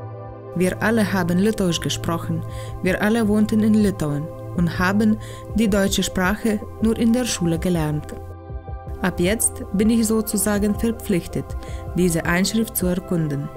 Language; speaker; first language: German; non-native, fluent; Lithuanian